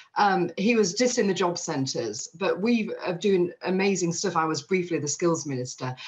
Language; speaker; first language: English; native; English